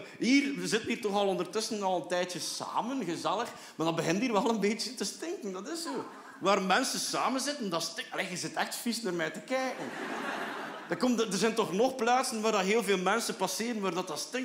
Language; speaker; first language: Dutch; native; Dutch